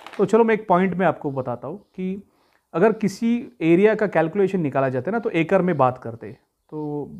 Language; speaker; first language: Hindi; native; Hindi